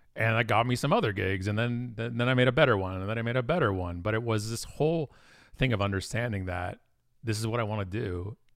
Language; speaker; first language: English; native; English